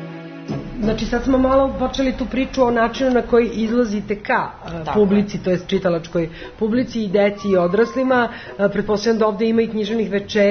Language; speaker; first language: Serbian; native; Serbian